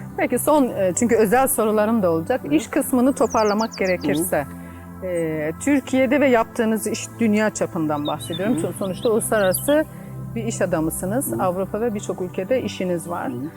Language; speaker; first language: Turkish; native; Turkish